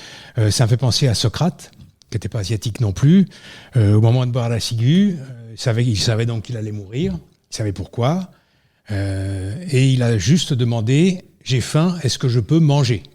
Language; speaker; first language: French; native; French